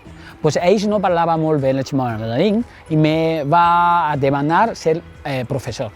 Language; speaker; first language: Catalan; non-native, fluent; Chinese